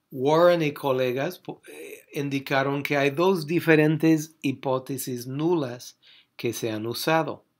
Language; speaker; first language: Spanish; non-native, fluent; English